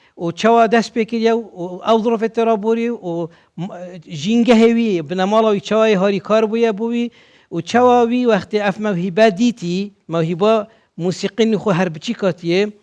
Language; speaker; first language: Kurdish; native; Kurdish